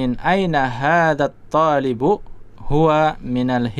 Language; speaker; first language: Arabic; non-native, fluent; Indonesian